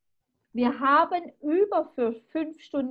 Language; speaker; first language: German; non-native, fluent; Spanish